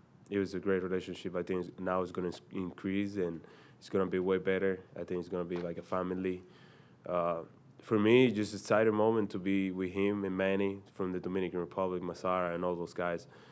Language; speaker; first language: English; non-native, fluent; Spanish